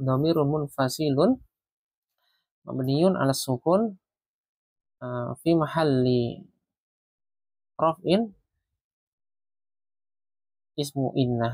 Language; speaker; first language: Arabic; non-native, fluent; Indonesian